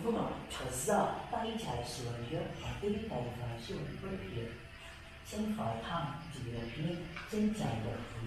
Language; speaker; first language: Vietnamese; non-native, learner; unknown